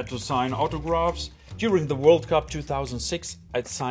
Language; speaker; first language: English; non-native, learner; German